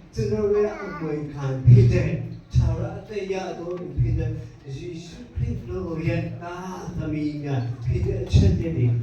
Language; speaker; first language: Burmese; non-native, local second language; Hakha Chin